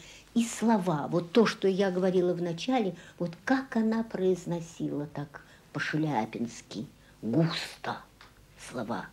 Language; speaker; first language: Russian; native; Russian